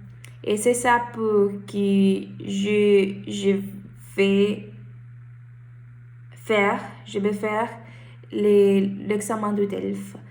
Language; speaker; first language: French; non-native, learner; Spanish